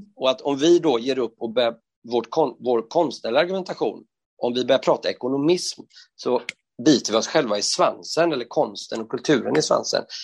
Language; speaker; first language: Swedish; native; Swedish